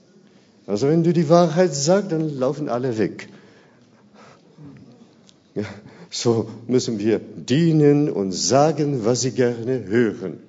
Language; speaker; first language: German; non-native, fluent; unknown